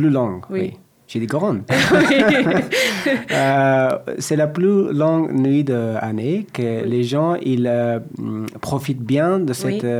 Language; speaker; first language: French; non-native, learner; Persian